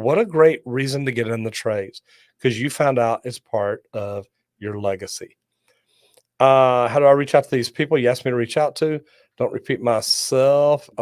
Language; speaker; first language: English; native; English